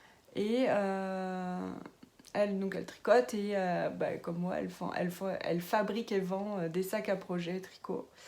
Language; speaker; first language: French; native; French